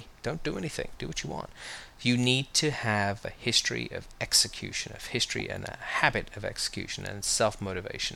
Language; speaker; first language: English; native; English